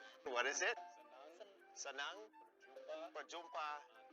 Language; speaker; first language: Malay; non-native, learner; English